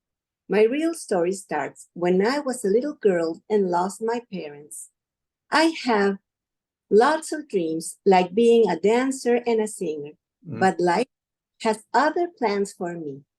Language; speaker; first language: English; non-native, learner; Spanish